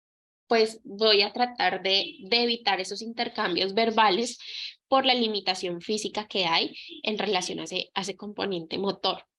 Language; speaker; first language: Spanish; native; Spanish